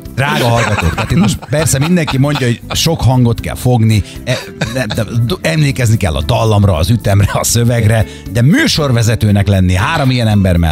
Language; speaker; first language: Hungarian; native; Hungarian